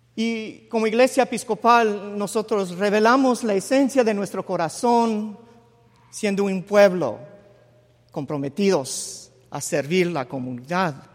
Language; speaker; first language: Spanish; early bilingual, heritage; Spanish